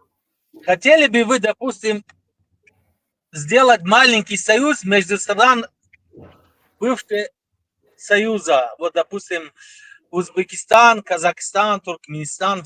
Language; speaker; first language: Russian; non-native, local second language; Tajik